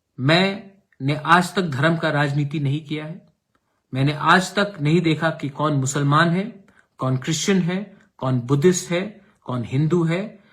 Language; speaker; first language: Hindi; non-native, local second language; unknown